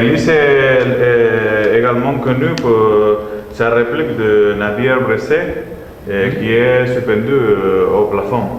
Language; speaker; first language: French; non-native, learner; Spanish